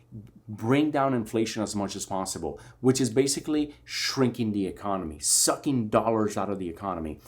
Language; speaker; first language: English; native; English